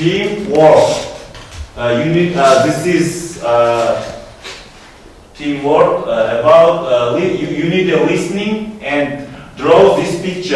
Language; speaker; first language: English; non-native, learner; Kazakh